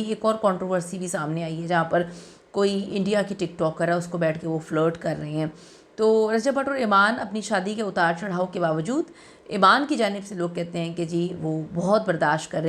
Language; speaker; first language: Urdu; native; Urdu